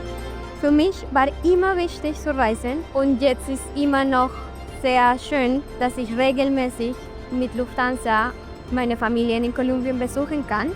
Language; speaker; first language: German; non-native, fluent; Spanish